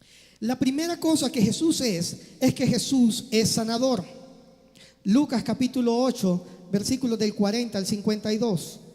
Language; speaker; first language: Spanish; native; Spanish